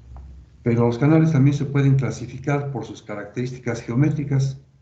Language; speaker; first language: Spanish; native; Spanish